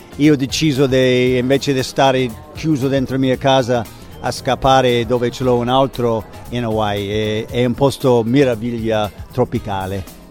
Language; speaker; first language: Italian; non-native, fluent; English